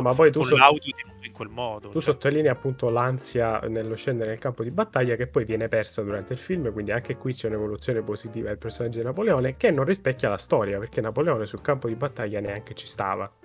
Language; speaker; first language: Italian; native; Italian